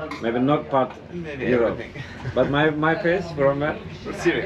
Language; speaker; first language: English; non-native, learner; Turkish